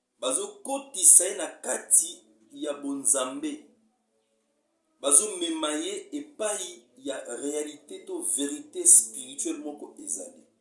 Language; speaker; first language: Lingala; native; Lingala